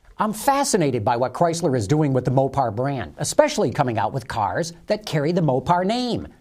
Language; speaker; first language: English; native; English